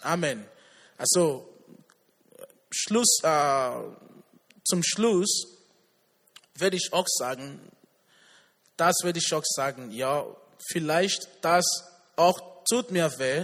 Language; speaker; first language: German; non-native, learner; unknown